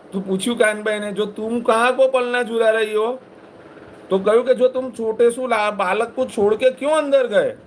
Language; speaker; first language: Hindi; non-native, local second language; Gujarati